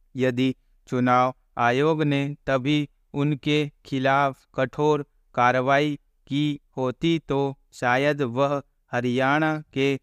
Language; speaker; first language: Hindi; native; Hindi